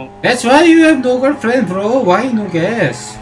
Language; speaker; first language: English; non-native, learner; Korean